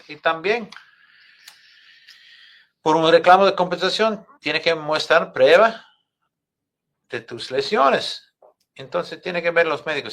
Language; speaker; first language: Spanish; non-native, fluent; English